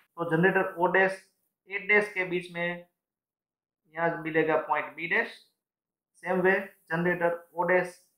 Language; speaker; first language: Hindi; non-native, local second language; Gujarati